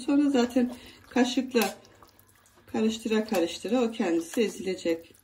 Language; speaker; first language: Turkish; native; Turkish